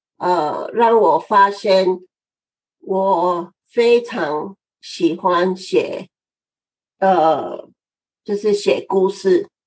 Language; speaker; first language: Chinese; non-native, fluent; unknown